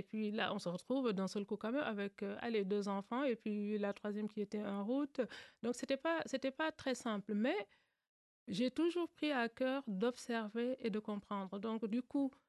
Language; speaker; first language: French; non-native, local second language; Wolof